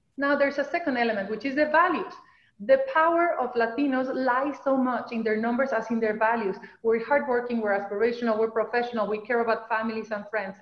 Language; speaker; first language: English; non-native, fluent; Spanish